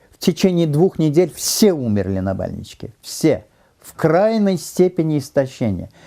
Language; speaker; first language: Russian; non-native, local second language; Turkmen